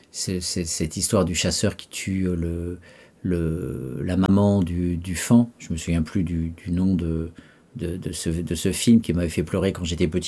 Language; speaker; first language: French; native; French